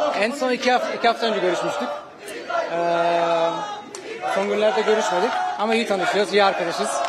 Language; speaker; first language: Turkish; early bilingual, heritage; Turkish